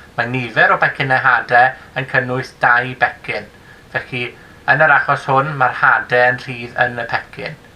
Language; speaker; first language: Welsh; native; Welsh